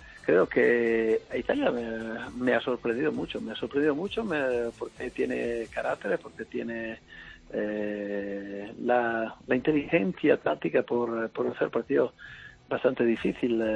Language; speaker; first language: Spanish; non-native, fluent; Italian